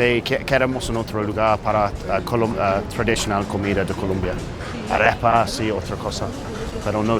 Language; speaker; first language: Spanish; non-native, learner; English